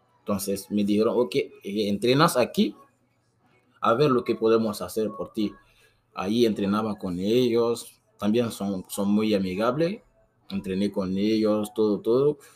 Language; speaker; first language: Spanish; non-native, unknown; Susu